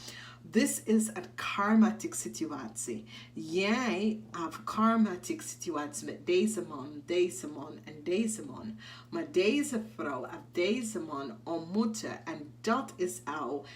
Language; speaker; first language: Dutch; non-native, fluent; English